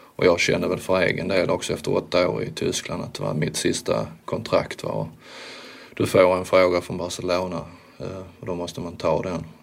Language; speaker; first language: Swedish; native; Swedish